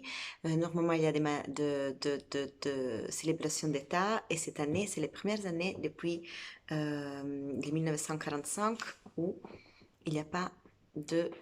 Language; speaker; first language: French; non-native, fluent; Italian